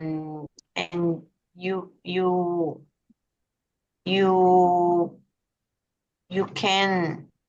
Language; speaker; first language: English; non-native, learner; Spanish